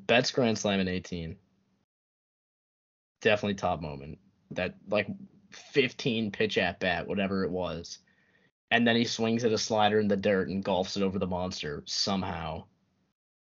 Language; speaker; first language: English; native; English